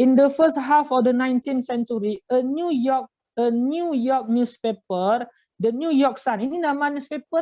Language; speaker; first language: English; non-native, fluent; Indonesian